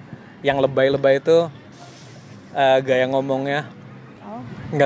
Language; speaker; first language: Indonesian; native; Indonesian